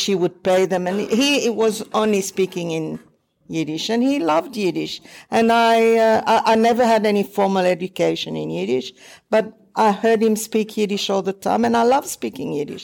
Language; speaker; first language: English; non-native, fluent; Yiddish